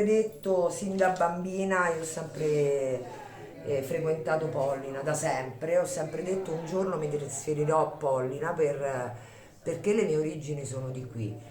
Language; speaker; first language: Italian; native; Italian